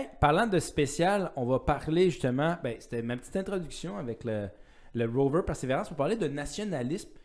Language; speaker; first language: French; native; French